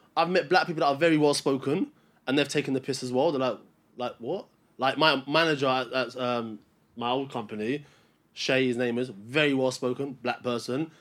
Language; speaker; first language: English; early bilingual, other home language; Albanian